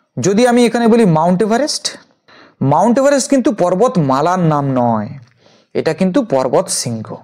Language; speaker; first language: Bangla; native; Bangla